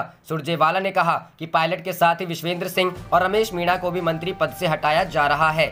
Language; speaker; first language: Hindi; native; Hindi